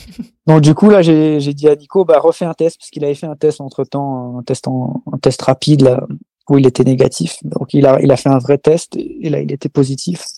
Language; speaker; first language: French; native; French